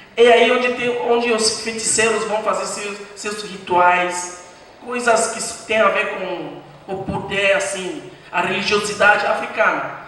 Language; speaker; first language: Portuguese; non-native, fluent; French